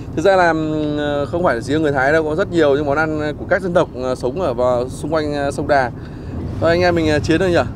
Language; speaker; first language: Vietnamese; native; Vietnamese